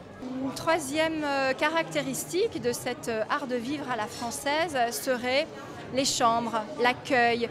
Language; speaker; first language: French; native; French